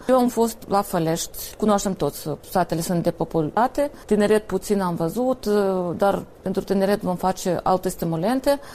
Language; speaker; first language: Romanian; native; Romanian